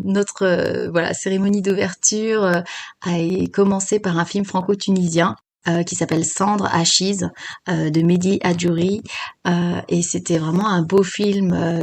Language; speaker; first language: French; native; French